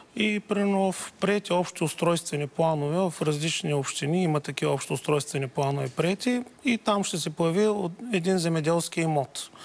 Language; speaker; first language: Bulgarian; native; Bulgarian